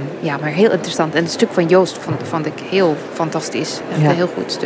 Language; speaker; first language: Dutch; non-native, fluent; English